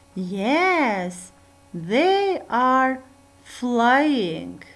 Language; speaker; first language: English; non-native, fluent; Turkish